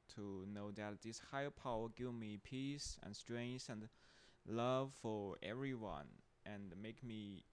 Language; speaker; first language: English; non-native, fluent; Chinese